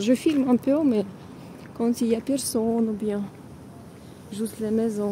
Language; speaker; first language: French; non-native, fluent; Russian